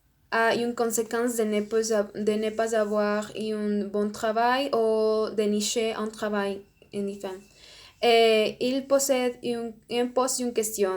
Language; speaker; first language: French; non-native, learner; Spanish